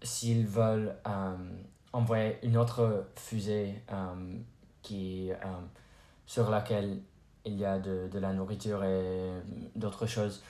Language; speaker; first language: French; non-native, learner; English